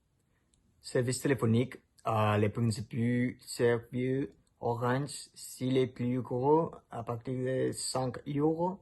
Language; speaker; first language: French; non-native, learner; Spanish